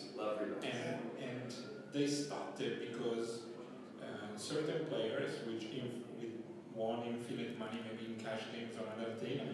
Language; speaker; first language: English; non-native, fluent; Italian